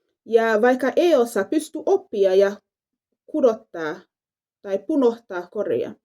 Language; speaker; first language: Finnish; non-native, fluent; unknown